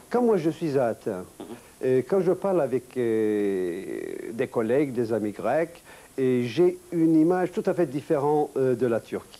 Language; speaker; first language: French; non-native, fluent; Turkish